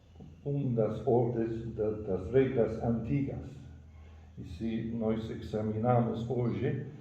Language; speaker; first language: Portuguese; non-native, fluent; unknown